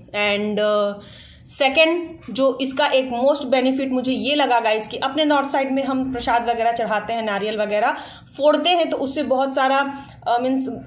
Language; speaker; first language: Hindi; native; Hindi